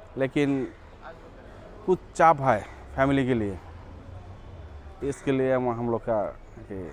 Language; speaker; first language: Hindi; non-native, local second language; Bangla